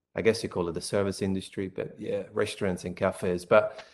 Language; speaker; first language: English; non-native, fluent; Italian